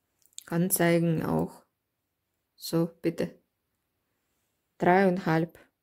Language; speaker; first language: German; non-native, learner; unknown